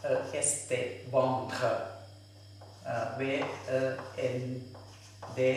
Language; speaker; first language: French; non-native, learner; Thai